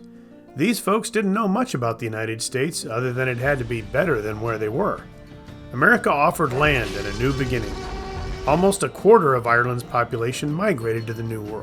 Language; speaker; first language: English; native; English